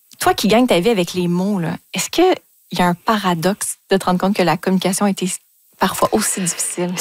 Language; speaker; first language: French; native; French